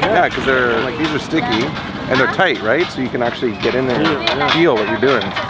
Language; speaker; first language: English; native; English